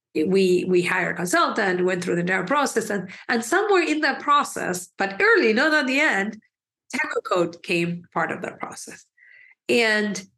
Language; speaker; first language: English; early bilingual, other home language; Spanish